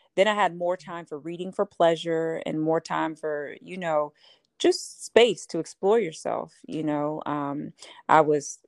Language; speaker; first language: English; native; English